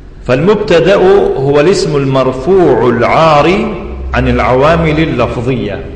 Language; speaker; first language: Arabic; non-native, fluent; Tajik